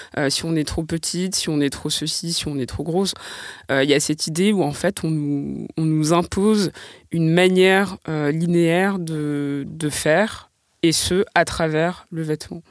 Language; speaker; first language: French; native; French